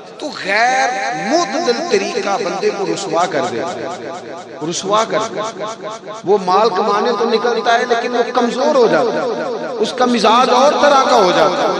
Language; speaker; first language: Urdu; non-native, local second language; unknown